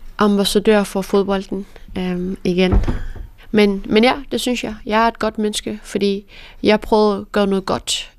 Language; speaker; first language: Danish; early bilingual, other home language; Persian